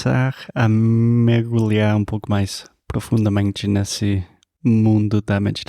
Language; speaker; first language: Portuguese; non-native, fluent; English